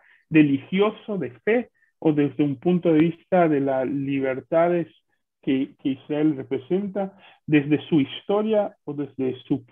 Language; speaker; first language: Spanish; non-native, fluent; Hebrew